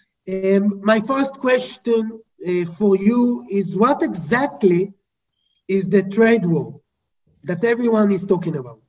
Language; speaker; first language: English; non-native, fluent; Hebrew